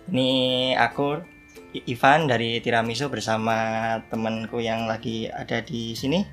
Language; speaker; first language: Indonesian; native; Indonesian